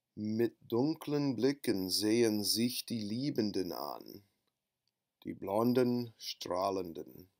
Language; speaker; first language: German; non-native, fluent; English